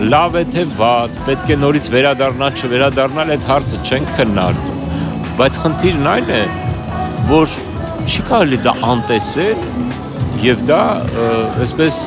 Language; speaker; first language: Armenian; native; Armenian